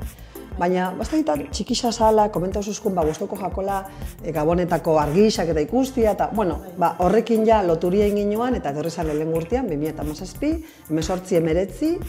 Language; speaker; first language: Basque; native; Basque